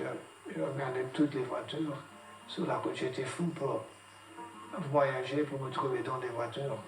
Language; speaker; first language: French; non-native, fluent; English